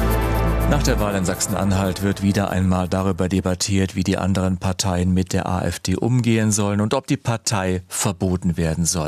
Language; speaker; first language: German; native; German